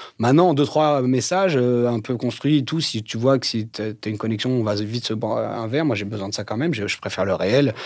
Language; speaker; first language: French; native; French